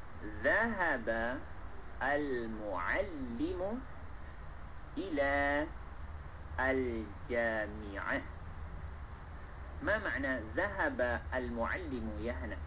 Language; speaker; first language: Arabic; non-native, fluent; Malay